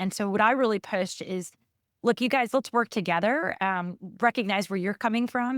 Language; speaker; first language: English; native; English